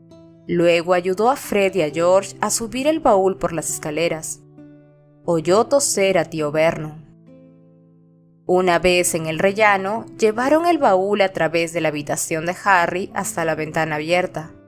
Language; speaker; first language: Spanish; native; Spanish